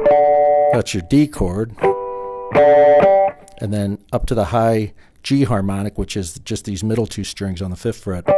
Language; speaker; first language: English; native; English